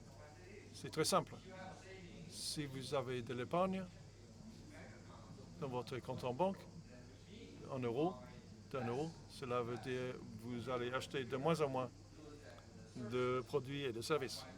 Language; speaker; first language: French; non-native, fluent; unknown